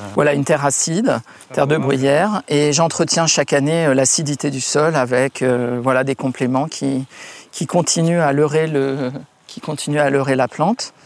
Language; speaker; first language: French; native; French